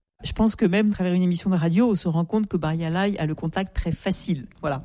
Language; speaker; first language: French; native; French